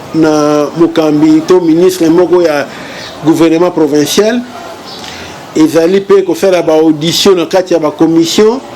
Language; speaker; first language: Lingala; native; Lingala